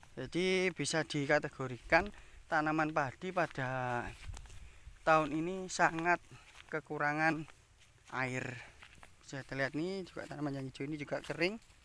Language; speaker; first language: Indonesian; non-native, local second language; Javanese